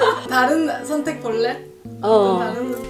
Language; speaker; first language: Korean; early bilingual, heritage; English